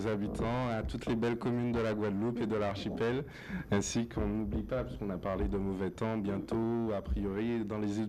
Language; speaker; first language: French; native; French